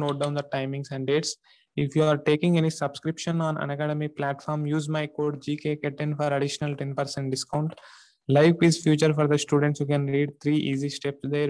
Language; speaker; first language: English; non-native, local second language; Telugu